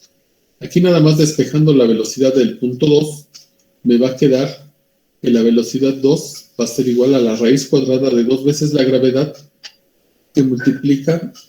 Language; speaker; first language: Spanish; native; Spanish